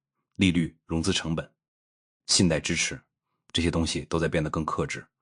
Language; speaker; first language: Chinese; native; Chinese